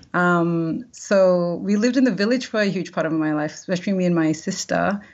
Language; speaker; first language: English; early bilingual, other home language; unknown